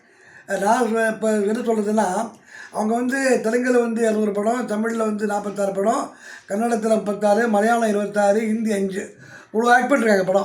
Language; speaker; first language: Tamil; native; Tamil